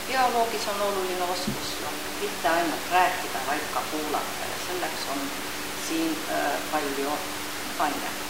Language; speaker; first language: Estonian; non-native, local second language; Russian